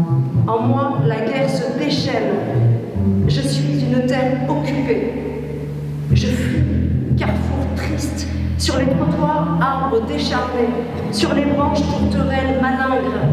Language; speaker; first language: French; native; French